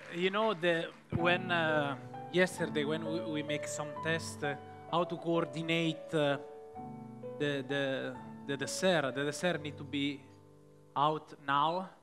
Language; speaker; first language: English; non-native, fluent; Italian